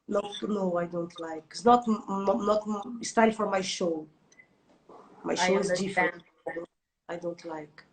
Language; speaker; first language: English; non-native, learner; Portuguese